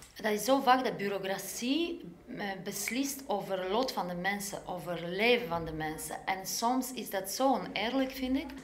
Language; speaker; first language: Dutch; non-native, fluent; Polish